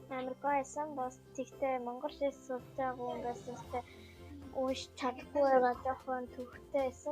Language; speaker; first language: Mongolian; early bilingual, heritage; Mongolian